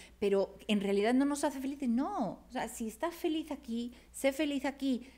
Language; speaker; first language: Spanish; native; Spanish